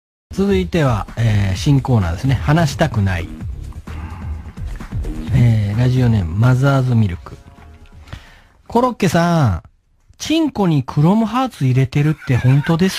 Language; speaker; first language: Japanese; native; Japanese